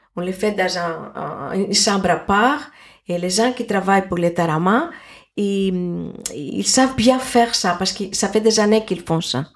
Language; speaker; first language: French; non-native, fluent; Greek